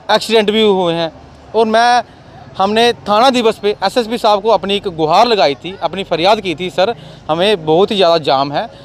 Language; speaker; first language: Hindi; native; Hindi